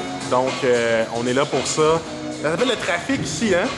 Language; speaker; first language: French; native; French